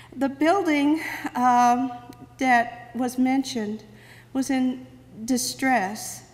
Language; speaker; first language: English; native; English